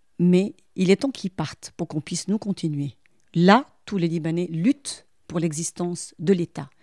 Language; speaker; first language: French; non-native, local second language; Arabic